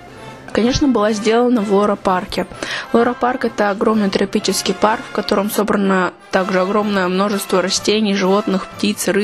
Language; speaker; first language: Russian; native; Russian